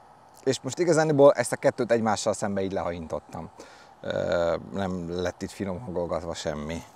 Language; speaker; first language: Hungarian; native; Hungarian